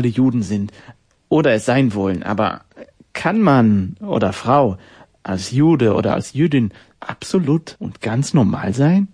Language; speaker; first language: German; non-native, fluent; Hebrew